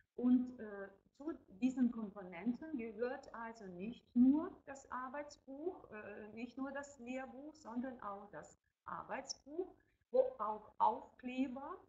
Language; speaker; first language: German; non-native, fluent; Ukrainian